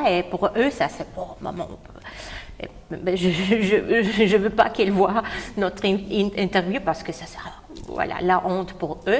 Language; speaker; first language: French; non-native, fluent; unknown